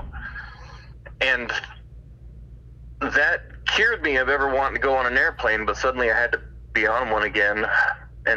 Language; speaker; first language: English; native; English